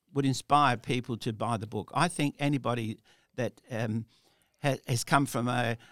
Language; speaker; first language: English; early bilingual, other home language; Italian